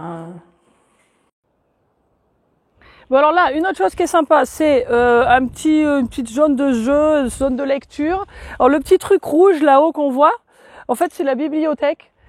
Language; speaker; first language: French; native; French